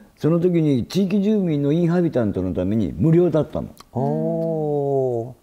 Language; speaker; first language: Japanese; native; Japanese